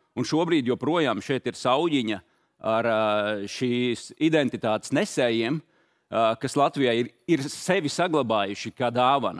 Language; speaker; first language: Latvian; native; Latvian